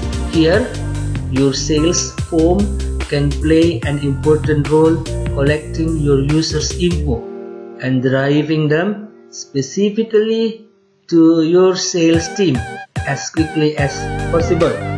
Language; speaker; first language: English; non-native, fluent; Indonesian